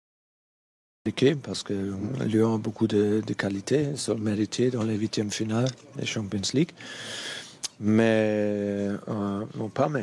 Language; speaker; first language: French; non-native, fluent; German